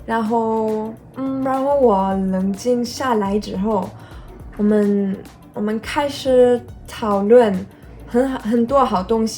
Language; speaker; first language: Chinese; non-native, learner; German